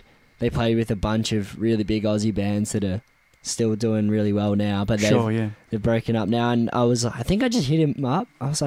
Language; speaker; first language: English; native; English